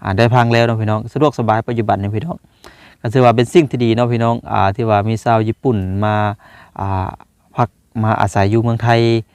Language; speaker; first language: Thai; native; Thai